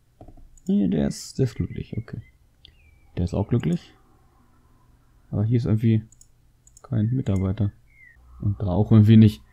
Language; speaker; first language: German; native; German